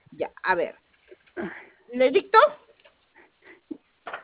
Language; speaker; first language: Spanish; native; Spanish